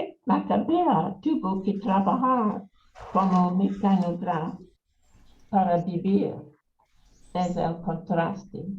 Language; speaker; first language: Spanish; non-native, learner; English